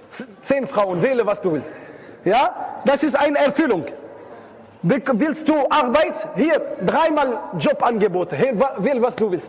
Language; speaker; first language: German; non-native, fluent; Arabic